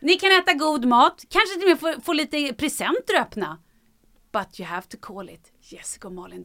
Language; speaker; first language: Swedish; native; Swedish